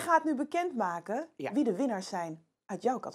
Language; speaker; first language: Dutch; native; Dutch